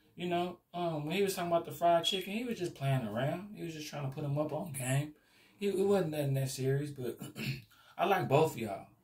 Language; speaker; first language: English; native; English